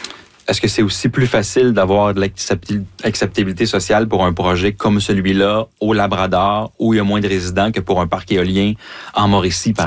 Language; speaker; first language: French; native; French